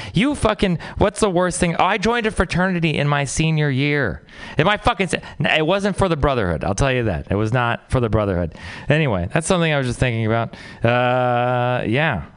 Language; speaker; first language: English; native; English